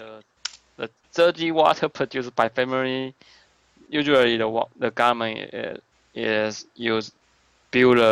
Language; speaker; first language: English; non-native, learner; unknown